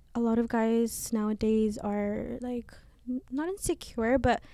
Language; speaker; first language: English; early bilingual, other home language; Spanish